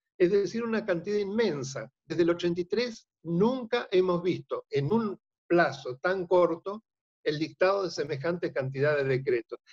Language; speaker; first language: Spanish; native; Spanish